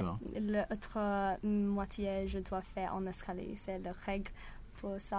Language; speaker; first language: French; non-native, learner; English